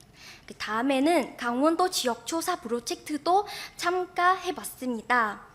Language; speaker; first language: Korean; non-native, fluent; Vietnamese